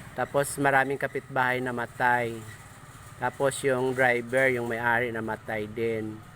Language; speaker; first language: Filipino; non-native, local second language; Cebuano